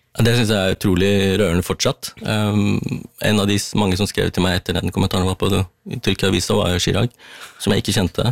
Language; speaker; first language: Norwegian; early bilingual, other home language; Tamil